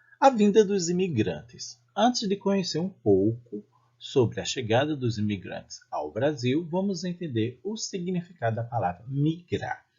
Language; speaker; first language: Portuguese; native; Portuguese